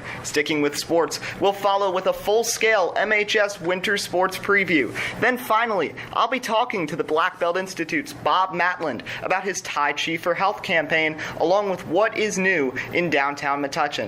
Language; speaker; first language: English; native; English